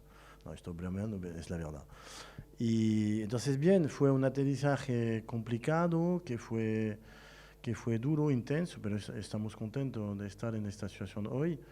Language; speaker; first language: Spanish; non-native, fluent; French